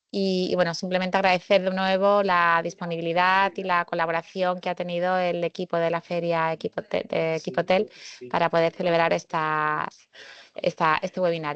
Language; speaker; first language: Spanish; native; Spanish